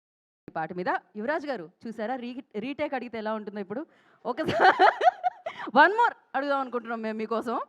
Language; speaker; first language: Telugu; native; Telugu